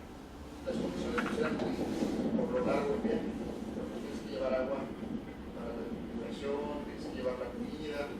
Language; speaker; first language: Spanish; native; Spanish